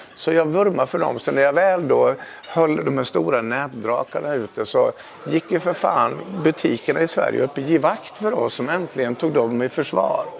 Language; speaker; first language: Swedish; native; Swedish